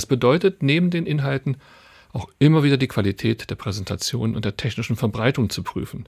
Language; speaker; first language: German; native; German